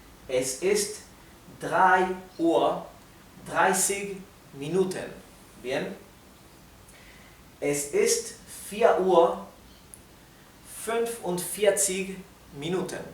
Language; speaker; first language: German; non-native, fluent; Spanish